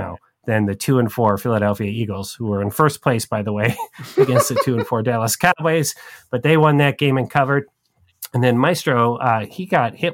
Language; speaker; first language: English; native; English